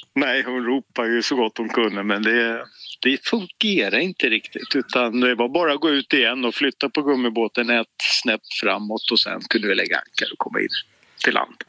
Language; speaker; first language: Swedish; native; Swedish